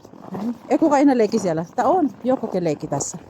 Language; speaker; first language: Finnish; non-native, learner; Bikol